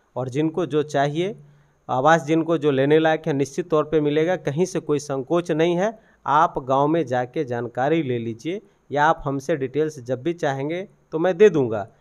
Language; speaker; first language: Hindi; native; Hindi